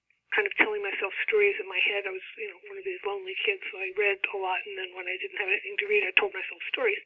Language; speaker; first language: English; native; English